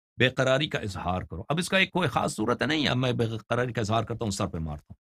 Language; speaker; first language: Urdu; non-native, fluent; Persian